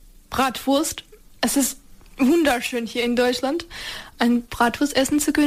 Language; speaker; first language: German; non-native, fluent; Ukrainian